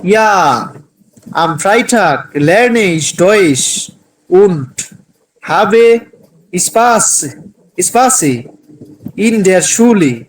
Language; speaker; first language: German; non-native, learner; Bangla